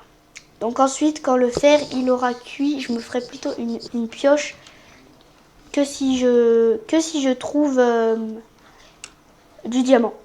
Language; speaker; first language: French; native; French